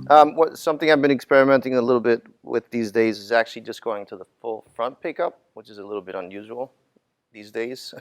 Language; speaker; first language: English; native; English